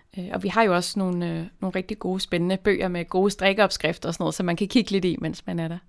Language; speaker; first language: Danish; native; Danish